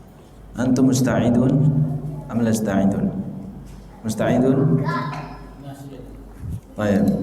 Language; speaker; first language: Arabic; non-native, fluent; Indonesian